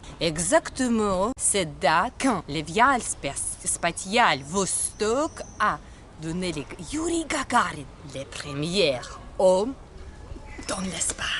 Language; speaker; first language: French; non-native, learner; Ukrainian